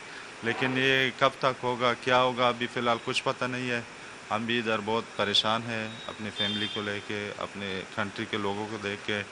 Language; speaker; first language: Hindi; non-native, fluent; Persian